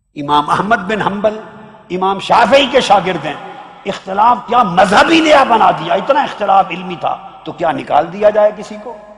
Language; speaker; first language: Urdu; non-native, local second language; Punjabi